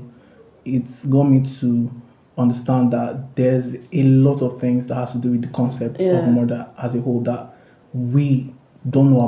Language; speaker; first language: English; non-native, local second language; Ibibio